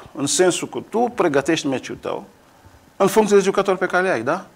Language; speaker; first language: Romanian; non-native, fluent; Kabuverdianu